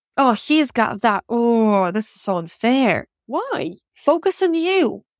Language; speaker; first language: English; non-native, fluent; Russian